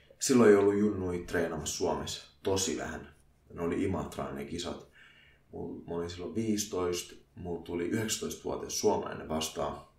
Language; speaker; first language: Finnish; early bilingual, other home language; Arabic